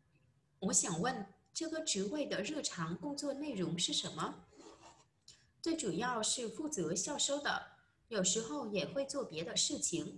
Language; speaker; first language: Chinese; non-native, fluent; Vietnamese